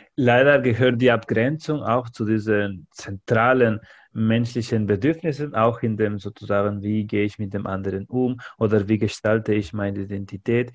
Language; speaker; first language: German; non-native, fluent; Spanish